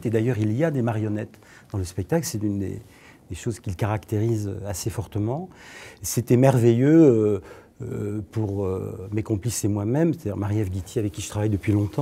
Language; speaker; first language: French; native; French